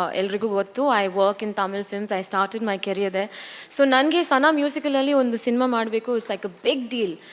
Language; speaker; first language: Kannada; non-native, learner; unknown